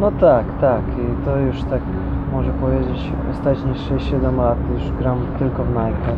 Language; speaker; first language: Polish; non-native, learner; Russian